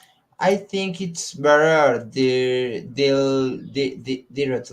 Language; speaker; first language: English; non-native, learner; Spanish